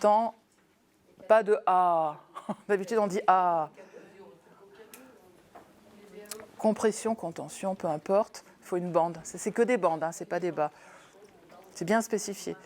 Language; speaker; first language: French; native; French